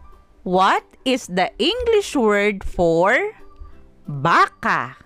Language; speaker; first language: English; non-native, local second language; Filipino